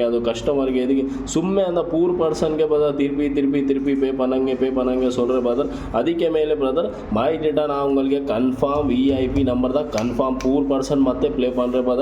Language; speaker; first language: Tamil; non-native, local second language; Kannada